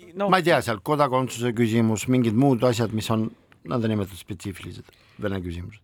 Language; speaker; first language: Estonian; non-native, local second language; Russian